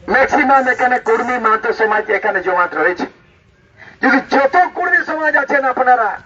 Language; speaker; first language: Bangla; non-native, local second language; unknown